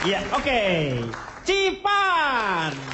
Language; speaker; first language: Indonesian; native; Indonesian